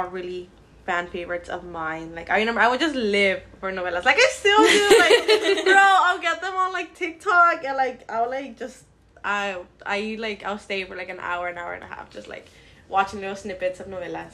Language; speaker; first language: English; early bilingual, other home language; Spanish